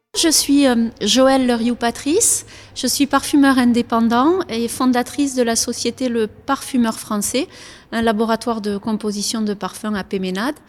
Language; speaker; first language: French; native; French